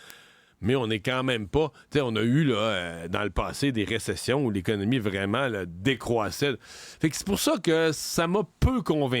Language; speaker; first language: French; native; French